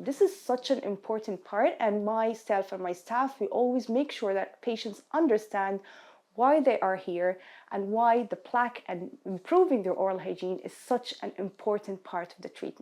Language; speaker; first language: English; non-native, fluent; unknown